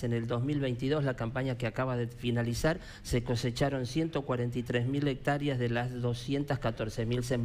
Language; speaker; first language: Spanish; native; Spanish